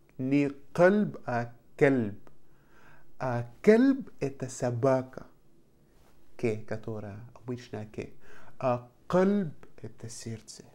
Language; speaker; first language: Russian; non-native, fluent; Arabic